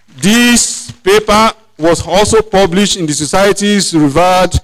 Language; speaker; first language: English; non-native, local second language; Yoruba